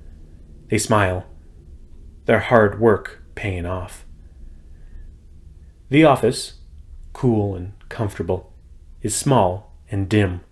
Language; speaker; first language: English; native; English